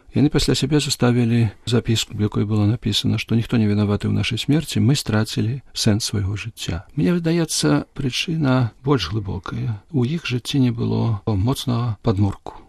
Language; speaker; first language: Belarusian; non-native, local second language; Polish